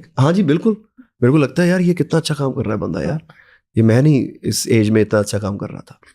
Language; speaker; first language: Hindi; non-native, local second language; Punjabi